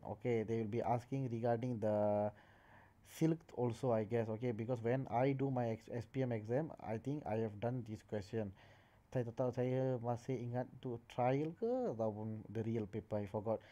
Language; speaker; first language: English; non-native, local second language; Tamil